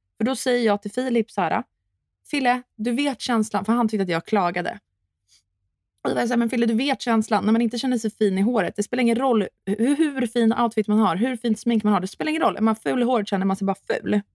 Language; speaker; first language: Swedish; native; Swedish